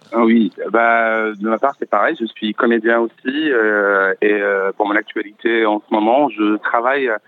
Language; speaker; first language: French; non-native, local second language; Arabic